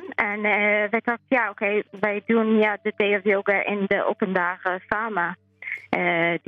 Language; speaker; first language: Dutch; non-native, learner; English